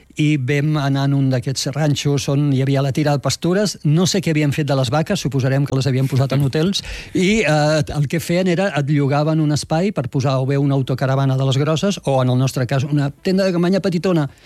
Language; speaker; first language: Catalan; native; Catalan